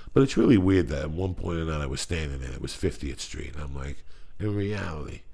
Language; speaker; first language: English; native; English